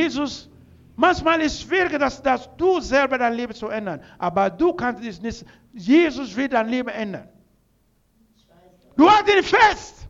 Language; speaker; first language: German; non-native, learner; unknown